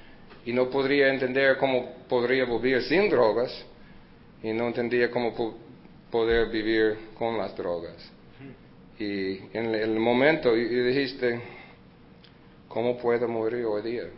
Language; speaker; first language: Spanish; early bilingual, heritage; Spanish